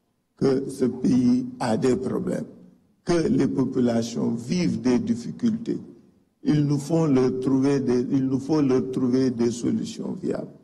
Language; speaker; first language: French; non-native, local second language; Wolof